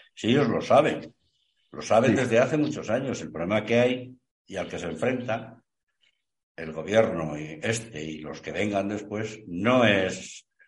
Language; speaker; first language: Spanish; native; Spanish